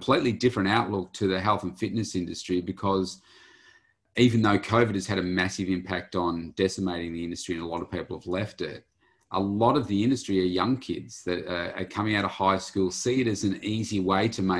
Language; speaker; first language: English; native; English